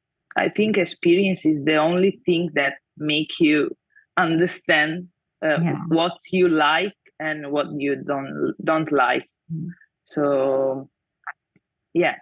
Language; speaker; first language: English; non-native, fluent; Italian